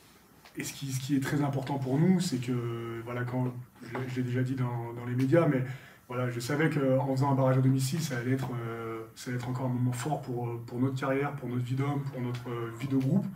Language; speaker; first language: French; native; French